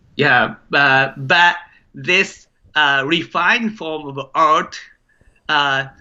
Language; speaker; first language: English; non-native, fluent; Japanese